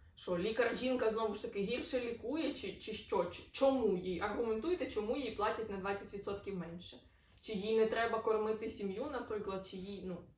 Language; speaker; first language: Ukrainian; non-native, local second language; Russian